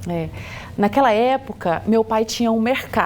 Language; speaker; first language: Portuguese; native; Portuguese